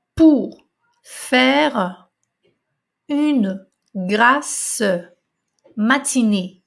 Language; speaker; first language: French; non-native, fluent; Portuguese